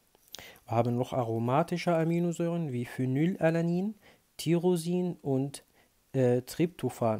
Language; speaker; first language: German; non-native, fluent; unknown